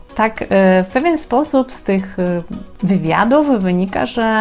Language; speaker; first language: Polish; native; Polish